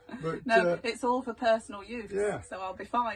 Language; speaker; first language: English; native; English